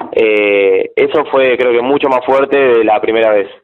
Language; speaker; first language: Spanish; native; Spanish